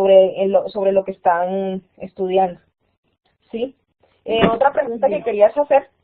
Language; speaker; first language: Spanish; native; Spanish